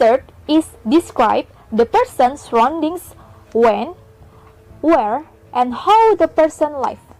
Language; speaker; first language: English; non-native, fluent; Indonesian